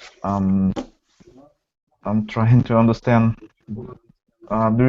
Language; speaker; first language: English; non-native, fluent; Russian